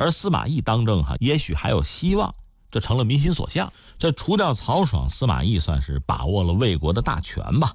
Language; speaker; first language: Chinese; native; Chinese